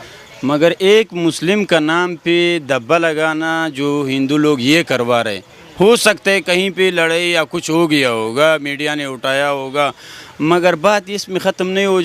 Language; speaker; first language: Hindi; non-native, fluent; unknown